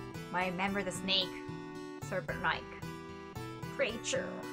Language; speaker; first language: English; non-native, fluent; Japanese